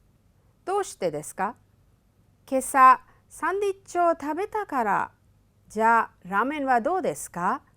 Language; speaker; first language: Japanese; non-native, fluent; Hindi